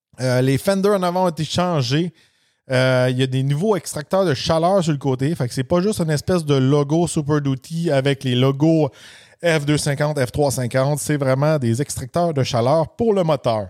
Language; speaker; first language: French; native; French